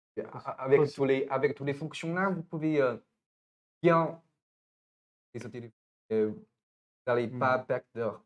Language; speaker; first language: French; non-native, fluent; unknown